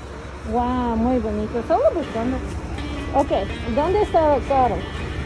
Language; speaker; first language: Spanish; non-native, learner; English